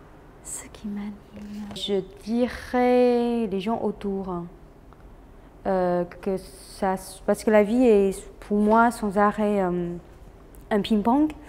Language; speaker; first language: French; non-native, fluent; Chinese